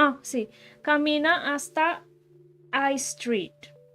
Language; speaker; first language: Spanish; early bilingual, heritage; Spanish